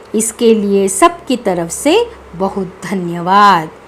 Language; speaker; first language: Hindi; non-native, local second language; Kannada